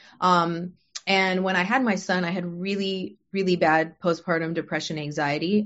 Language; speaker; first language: English; early bilingual, other home language; French